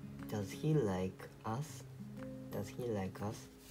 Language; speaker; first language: English; non-native, learner; Japanese